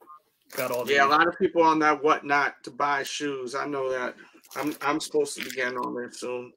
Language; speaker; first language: English; native; English